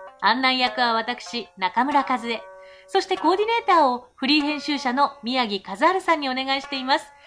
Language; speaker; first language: Japanese; native; Japanese